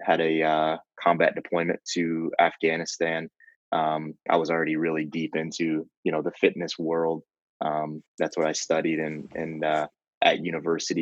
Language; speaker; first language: English; native; English